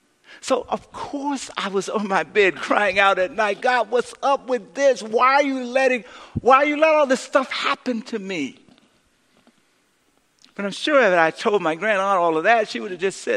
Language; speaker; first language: English; native; English